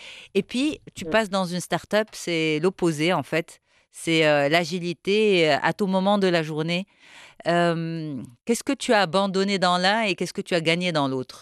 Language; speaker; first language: French; non-native, local second language; Arabic